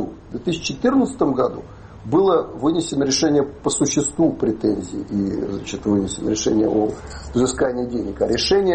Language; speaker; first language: Russian; native; Russian